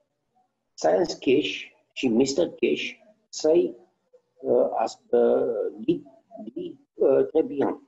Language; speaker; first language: French; non-native, learner; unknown